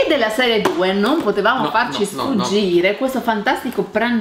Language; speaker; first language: Italian; native; Italian